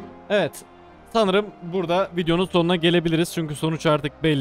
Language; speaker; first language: Turkish; native; Turkish